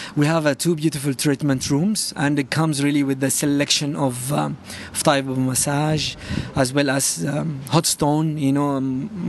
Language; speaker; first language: English; non-native, fluent; Arabic